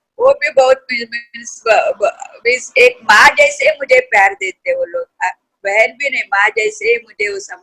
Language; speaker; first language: Hindi; non-native, local second language; Kannada